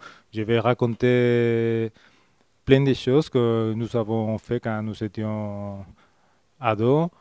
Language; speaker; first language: French; non-native, fluent; Spanish